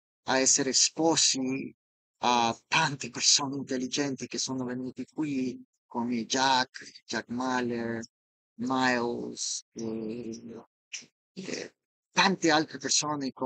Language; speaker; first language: Italian; non-native, fluent; Spanish